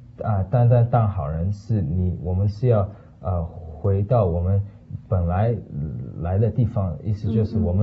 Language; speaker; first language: Chinese; early bilingual, heritage; Chinese